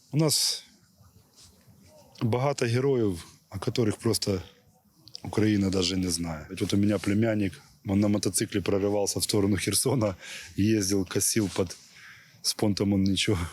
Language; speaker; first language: Ukrainian; non-native, local second language; Russian